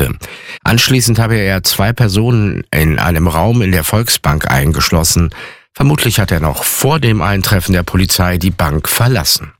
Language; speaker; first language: German; native; German